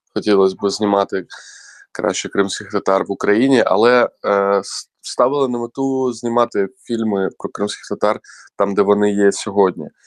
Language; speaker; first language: Ukrainian; non-native, local second language; Crimean Tatar